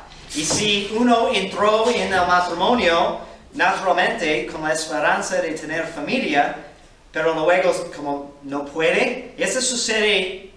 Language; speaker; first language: Spanish; non-native, fluent; English